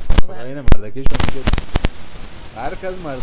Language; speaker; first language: Persian; native; Persian